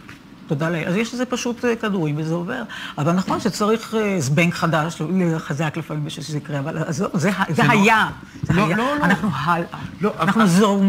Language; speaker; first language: Hebrew; native; Hebrew